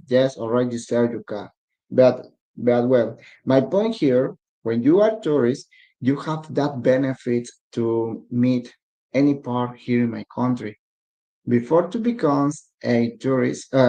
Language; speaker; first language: English; non-native, learner; Spanish